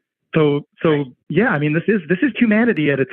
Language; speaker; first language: English; native; English